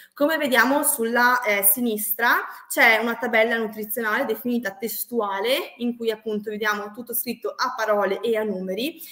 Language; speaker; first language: Italian; native; Italian